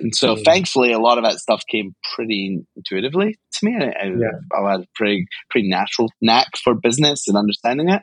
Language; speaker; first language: English; native; English